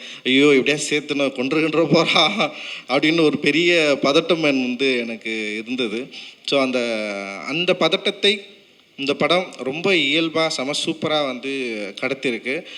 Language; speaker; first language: Tamil; native; Tamil